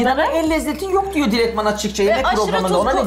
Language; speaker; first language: Turkish; native; Turkish